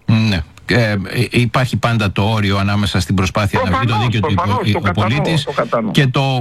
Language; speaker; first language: Greek; native; Greek